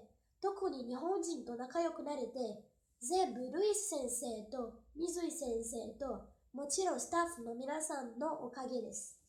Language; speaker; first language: Japanese; non-native, fluent; Portuguese